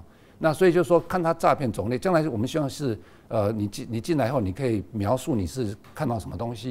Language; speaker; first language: Chinese; native; Chinese